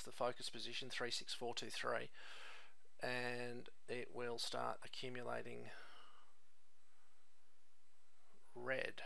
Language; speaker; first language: English; native; English